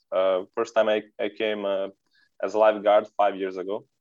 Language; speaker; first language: English; non-native, fluent; Serbian